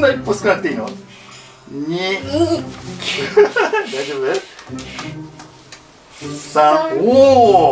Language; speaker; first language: Japanese; native; Japanese